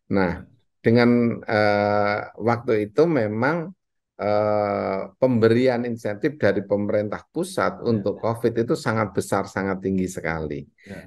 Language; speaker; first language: Indonesian; native; Indonesian